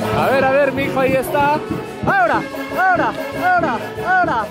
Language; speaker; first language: Spanish; native; Spanish